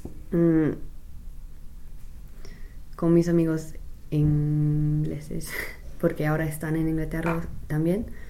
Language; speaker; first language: Spanish; non-native, fluent; English